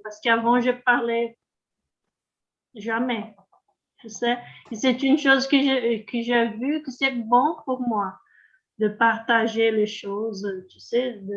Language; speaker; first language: French; non-native, learner; Portuguese